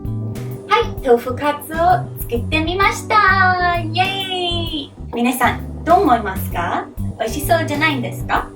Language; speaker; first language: Japanese; non-native, learner; English